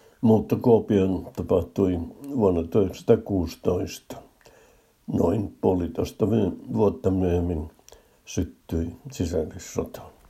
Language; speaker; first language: Finnish; native; Finnish